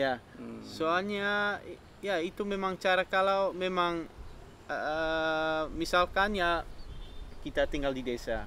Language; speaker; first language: Indonesian; non-native, fluent; Dutch